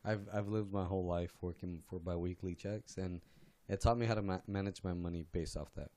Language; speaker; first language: English; native; English